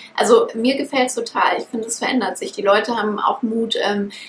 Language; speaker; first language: German; native; German